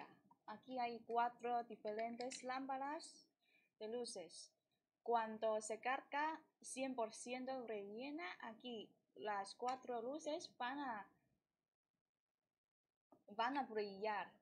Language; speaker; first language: Spanish; non-native, learner; Chinese